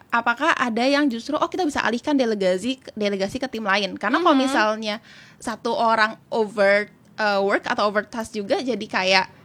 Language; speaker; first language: Indonesian; native; Indonesian